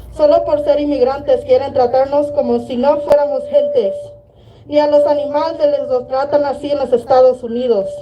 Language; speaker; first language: Spanish; early bilingual, heritage; Spanish